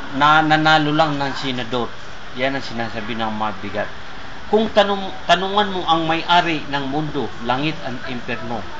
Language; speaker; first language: Filipino; non-native, local second language; Maguindanaon